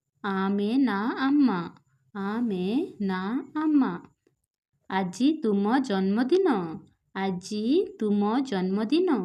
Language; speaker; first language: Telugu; non-native, fluent; Odia